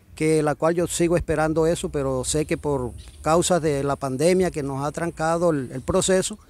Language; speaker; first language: Spanish; native; Spanish